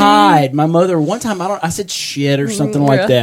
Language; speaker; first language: English; native; English